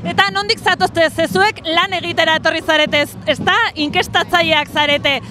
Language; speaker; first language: Basque; native; Basque